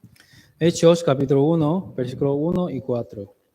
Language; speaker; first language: Spanish; non-native, learner; Chinese